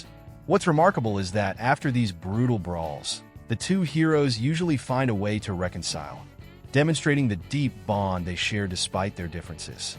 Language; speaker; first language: English; native; English